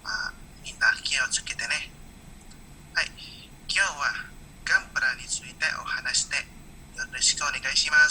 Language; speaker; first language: Japanese; non-native, learner; Indonesian